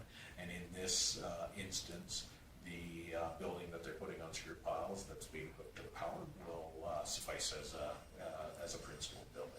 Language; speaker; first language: English; native; English